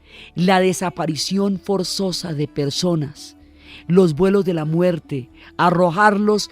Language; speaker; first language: Spanish; native; Spanish